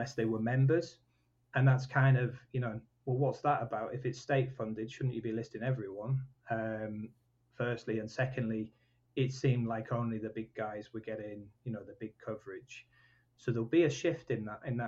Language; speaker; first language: English; native; English